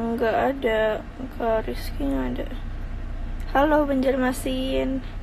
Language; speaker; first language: Indonesian; native; Indonesian